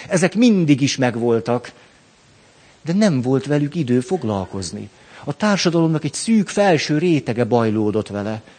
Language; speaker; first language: Hungarian; native; Hungarian